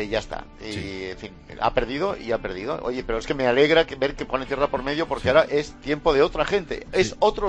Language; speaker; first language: Spanish; native; Spanish